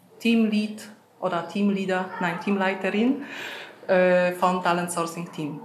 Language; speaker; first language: German; non-native, fluent; Polish